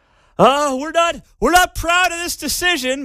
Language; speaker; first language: English; native; English